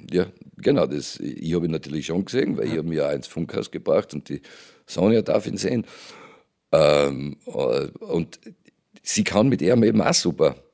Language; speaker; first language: German; native; German